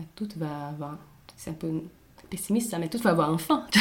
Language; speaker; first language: French; non-native, fluent; Portuguese